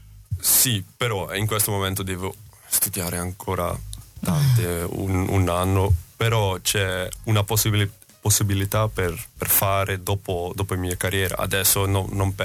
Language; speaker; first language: Italian; non-native, learner; Dutch